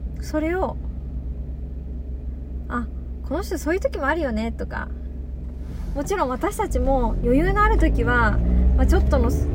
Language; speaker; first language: Japanese; native; Japanese